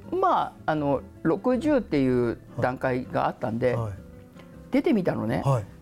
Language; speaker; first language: Japanese; native; Japanese